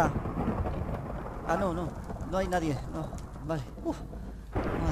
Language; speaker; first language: Spanish; native; Spanish